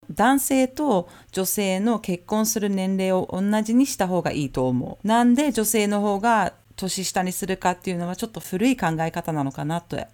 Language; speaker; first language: Japanese; early bilingual, heritage; Japanese